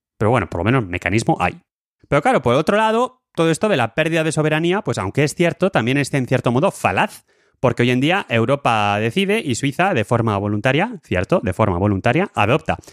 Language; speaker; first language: Spanish; native; Spanish